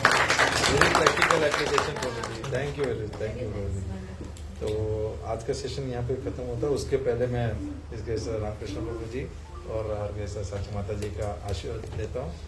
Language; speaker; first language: Hindi; native; Hindi